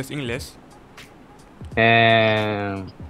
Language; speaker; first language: Spanish; non-native, learner; Bangla